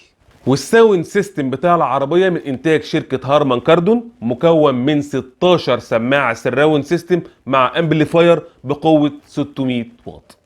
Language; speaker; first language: Arabic; native; Arabic